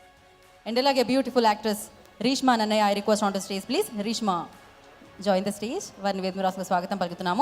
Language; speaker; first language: Telugu; native; Telugu